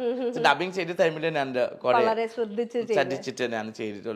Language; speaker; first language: Malayalam; non-native, fluent; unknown